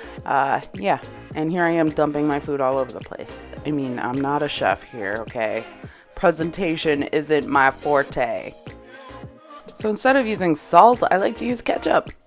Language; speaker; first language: English; native; English